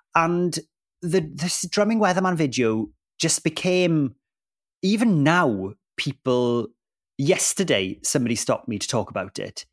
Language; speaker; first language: English; non-native, local second language; Welsh